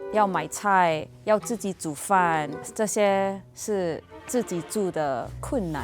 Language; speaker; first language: Chinese; non-native, local second language; English